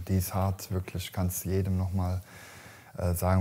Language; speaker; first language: German; native; German